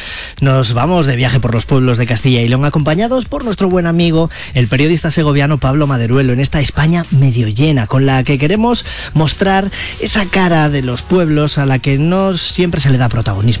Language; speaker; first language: Spanish; native; Spanish